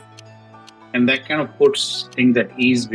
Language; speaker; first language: English; non-native, local second language; Hindi